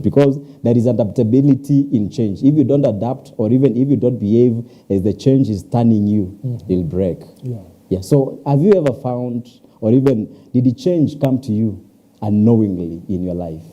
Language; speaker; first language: English; non-native, local second language; Swahili